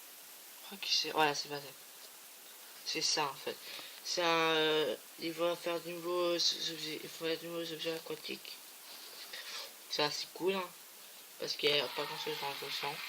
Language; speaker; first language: French; native; French